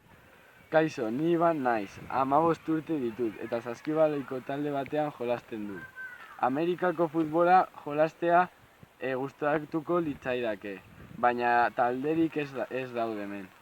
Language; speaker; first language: Basque; non-native, local second language; Spanish